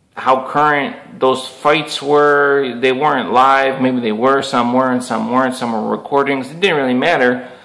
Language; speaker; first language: English; native; English